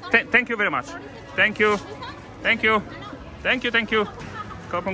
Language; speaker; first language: English; non-native, learner; Polish